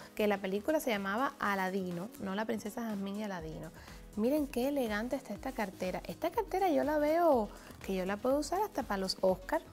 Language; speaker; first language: Spanish; native; Spanish